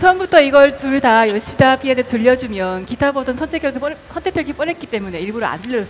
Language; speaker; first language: Korean; native; Korean